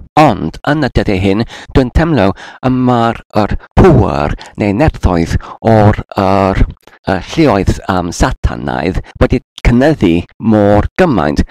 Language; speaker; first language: Welsh; non-native, learner; English